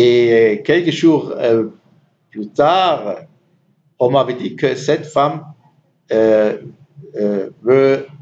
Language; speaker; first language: French; non-native, learner; German